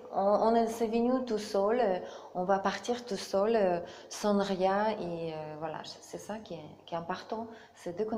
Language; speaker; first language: French; non-native, learner; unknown